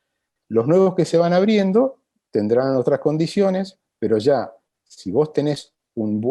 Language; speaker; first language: Spanish; native; Spanish